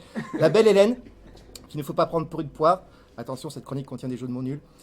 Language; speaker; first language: French; native; French